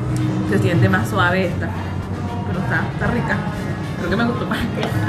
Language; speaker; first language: Spanish; native; Spanish